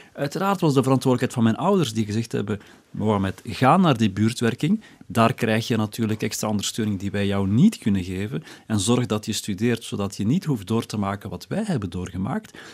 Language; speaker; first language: Dutch; early bilingual, other home language; Berber languages